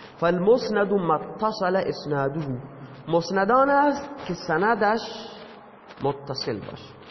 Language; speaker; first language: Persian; non-native, local second language; Baluchi